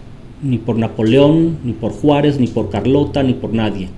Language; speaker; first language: Spanish; native; Spanish